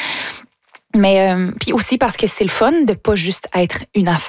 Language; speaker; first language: French; native; French